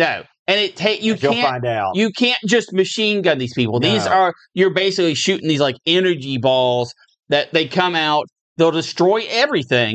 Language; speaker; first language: English; native; English